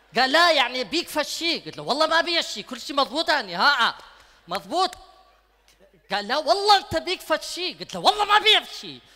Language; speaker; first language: Arabic; non-native, local second language; Kurdish